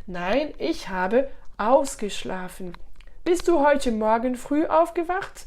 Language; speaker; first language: German; non-native, fluent; French